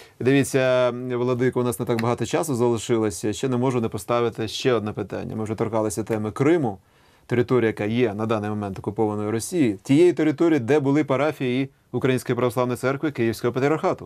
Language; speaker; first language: Ukrainian; native; Ukrainian